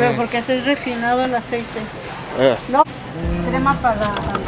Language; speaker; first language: Spanish; native; Spanish